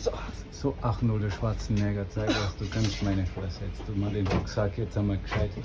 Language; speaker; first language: German; native; German